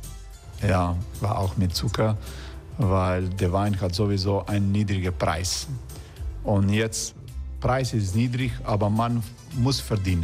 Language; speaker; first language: German; non-native, fluent; Croatian